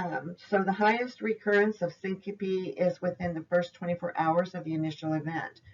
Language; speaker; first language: English; native; English